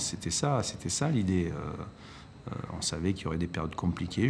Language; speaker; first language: French; native; French